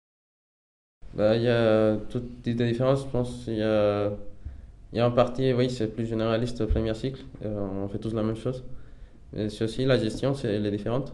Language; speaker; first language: French; non-native, fluent; Spanish